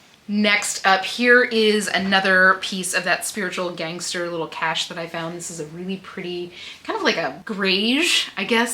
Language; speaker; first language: English; native; English